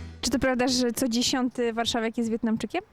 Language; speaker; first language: Polish; native; Polish